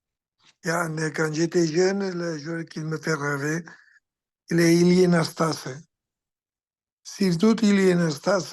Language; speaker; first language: French; non-native, fluent; Spanish